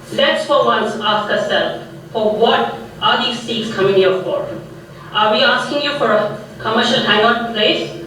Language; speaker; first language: English; non-native, local second language; Punjabi